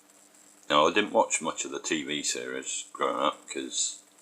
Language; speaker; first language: English; native; English